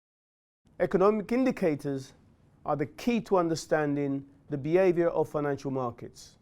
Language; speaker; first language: English; native; English